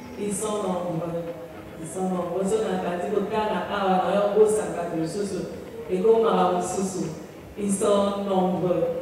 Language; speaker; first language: French; non-native, local second language; Lingala